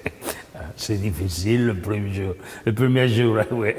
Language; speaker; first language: French; non-native, learner; Italian